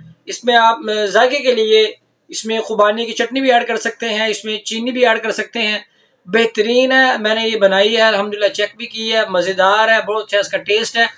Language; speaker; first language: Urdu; non-native, local second language; Punjabi